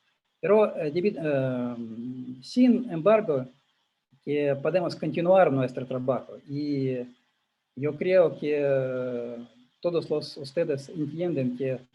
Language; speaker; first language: Spanish; non-native, learner; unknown